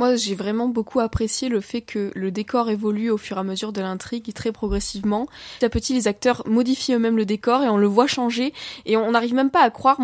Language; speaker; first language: French; native; French